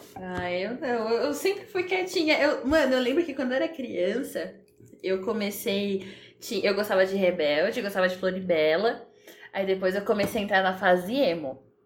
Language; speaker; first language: Portuguese; native; Portuguese